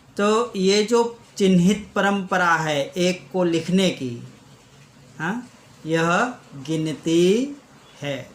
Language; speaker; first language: Hindi; non-native, local second language; Gujarati